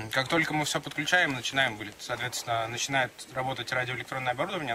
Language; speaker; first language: Russian; native; Russian